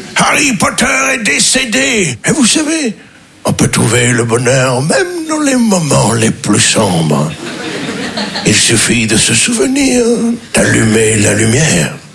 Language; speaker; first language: French; native; French